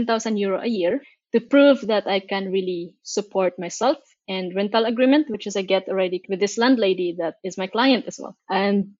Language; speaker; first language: English; non-native, local second language; Filipino